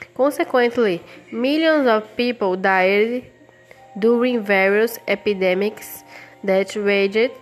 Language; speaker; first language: English; non-native, fluent; Portuguese